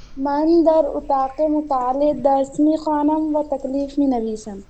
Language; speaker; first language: Persian; non-native, learner; Urdu